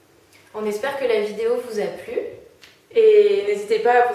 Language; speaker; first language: French; native; French